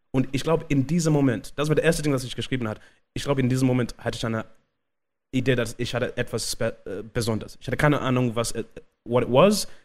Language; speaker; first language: German; non-native, learner; Shona